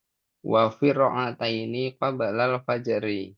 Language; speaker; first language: Arabic; non-native, learner; Indonesian